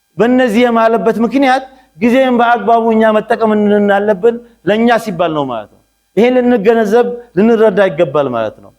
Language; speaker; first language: Amharic; non-native, local second language; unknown